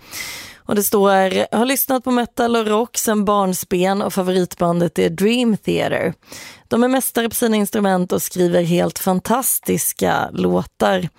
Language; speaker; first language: Swedish; native; Swedish